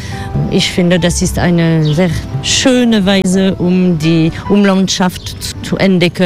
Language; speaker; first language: German; non-native, learner; French